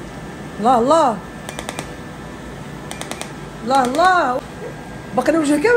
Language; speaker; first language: Arabic; native; Arabic